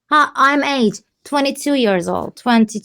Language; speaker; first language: English; non-native, learner; Turkish